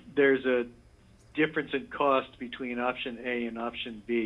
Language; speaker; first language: English; native; English